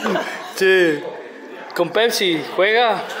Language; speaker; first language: Spanish; native; Spanish